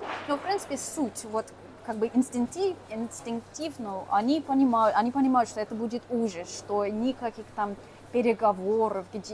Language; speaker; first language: Russian; non-native, fluent; English